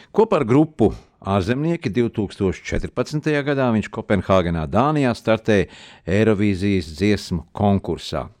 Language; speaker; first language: Latvian; native; Latvian